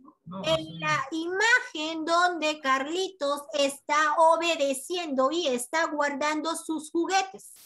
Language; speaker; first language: Spanish; native; Spanish